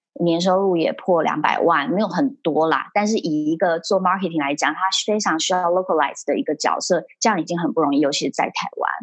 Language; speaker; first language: Chinese; early bilingual, heritage; Chinese